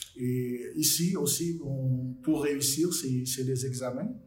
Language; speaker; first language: French; non-native, local second language; Haitian Creole